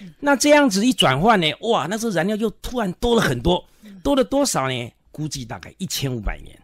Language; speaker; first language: Chinese; native; Chinese